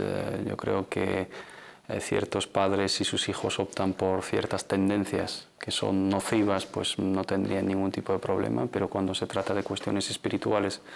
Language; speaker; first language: Spanish; native; Spanish